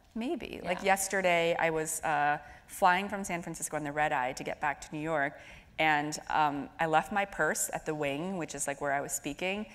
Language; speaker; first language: English; native; English